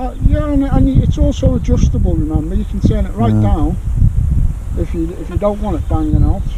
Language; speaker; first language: English; native; English